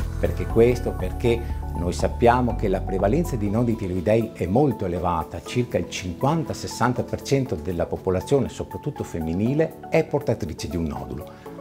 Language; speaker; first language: Italian; native; Italian